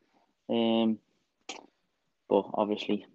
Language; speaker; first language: English; native; English